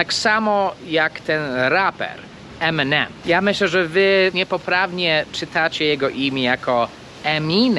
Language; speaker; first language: Polish; non-native, fluent; English